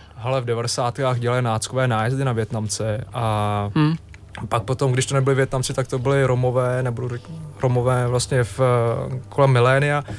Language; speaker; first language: Czech; early bilingual, other home language; Vietnamese